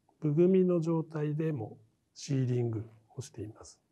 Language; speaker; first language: Japanese; native; Japanese